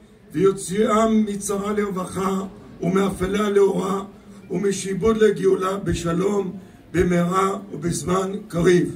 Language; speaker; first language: Hebrew; native; Hebrew